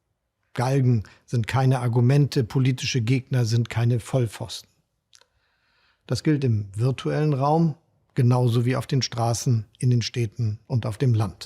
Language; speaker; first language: German; native; German